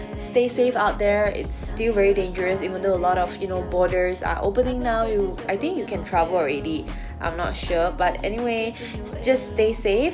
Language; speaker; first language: English; non-native, local second language; Chinese